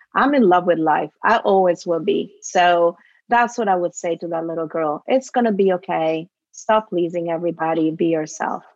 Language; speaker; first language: English; early bilingual, other home language; Italian